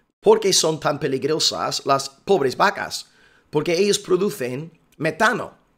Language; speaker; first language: Spanish; non-native, fluent; English